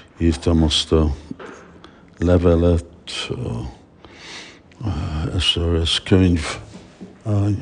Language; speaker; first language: Hungarian; early bilingual, heritage; Hungarian